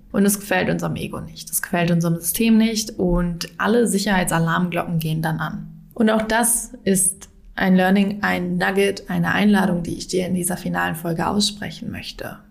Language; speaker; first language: German; native; German